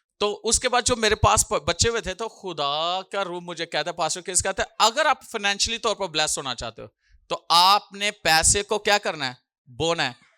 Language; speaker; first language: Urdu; non-native, local second language; Punjabi